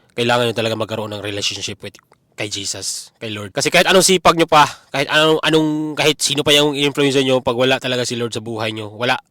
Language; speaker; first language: Filipino; non-native, local second language; Cebuano